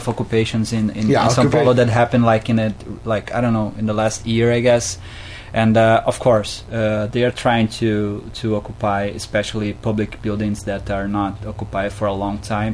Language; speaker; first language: English; non-native, fluent; Portuguese